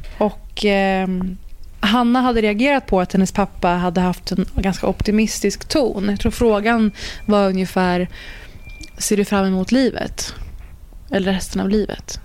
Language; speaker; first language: Swedish; early bilingual, other home language; Persian